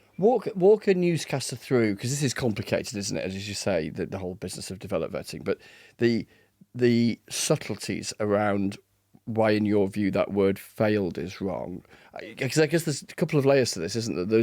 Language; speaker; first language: English; native; English